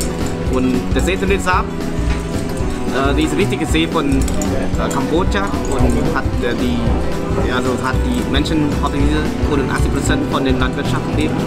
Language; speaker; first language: German; non-native, learner; Khmer